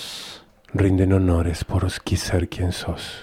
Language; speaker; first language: Spanish; native; Spanish